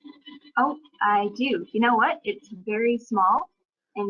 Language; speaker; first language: English; native; English